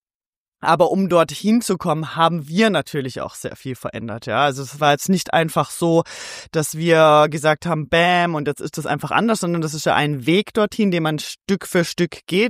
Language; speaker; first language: German; native; German